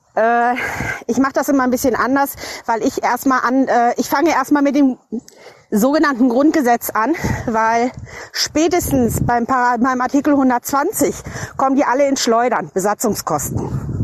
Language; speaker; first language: German; native; German